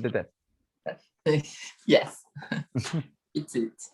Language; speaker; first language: English; non-native, learner; Portuguese